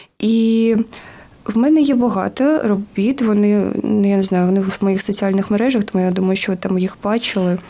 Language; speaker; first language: Ukrainian; native; Ukrainian